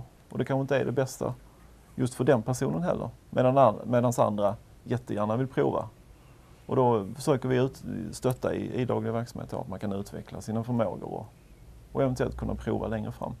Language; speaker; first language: Swedish; native; Swedish